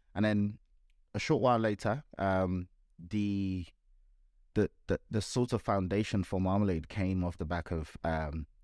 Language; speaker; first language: English; non-native, local second language; Yoruba